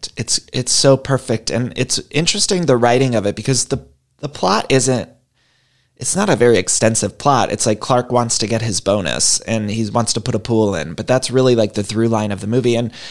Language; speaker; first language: English; native; English